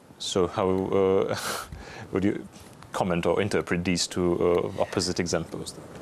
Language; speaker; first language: English; non-native, fluent; Bulgarian